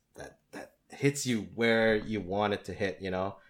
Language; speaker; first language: English; native; English